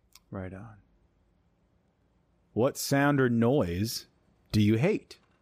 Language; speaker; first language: English; native; English